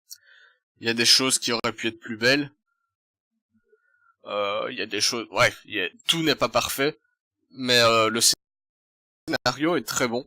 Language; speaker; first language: French; native; French